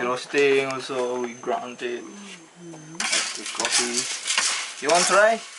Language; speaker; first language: English; non-native, learner; Indonesian